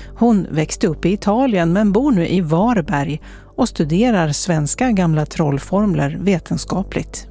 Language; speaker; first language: Swedish; native; Swedish